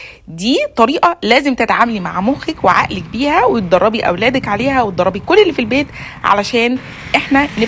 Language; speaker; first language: Arabic; native; Arabic